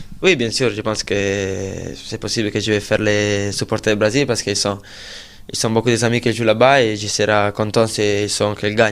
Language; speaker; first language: French; non-native, fluent; Italian